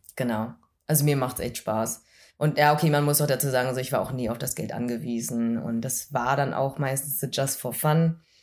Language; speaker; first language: German; early bilingual, other home language; Vietnamese